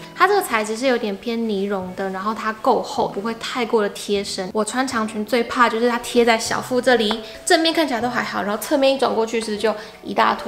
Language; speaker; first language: Chinese; native; Chinese